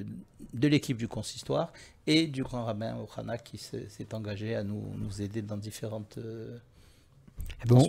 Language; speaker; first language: French; native; French